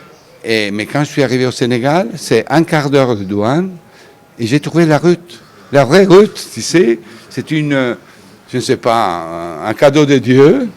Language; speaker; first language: French; non-native, fluent; Italian